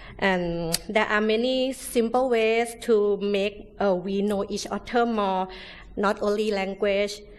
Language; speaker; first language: English; non-native, learner; Thai